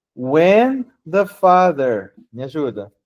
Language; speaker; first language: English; non-native, fluent; Portuguese